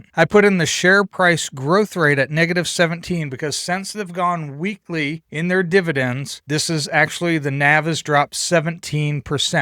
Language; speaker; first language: English; native; English